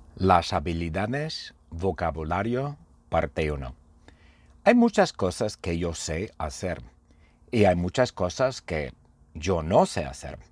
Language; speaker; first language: Spanish; non-native, fluent; English